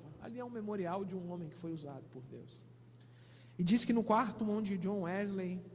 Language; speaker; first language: Portuguese; native; Portuguese